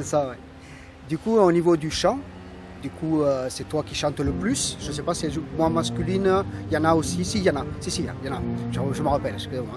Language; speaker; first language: French; native; French